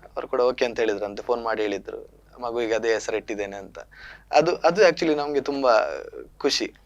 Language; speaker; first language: Kannada; non-native, local second language; Tulu